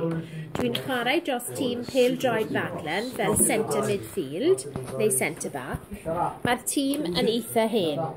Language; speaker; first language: Welsh; non-native, local second language; English